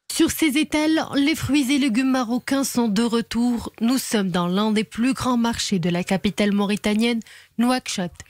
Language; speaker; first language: French; non-native, local second language; Arabic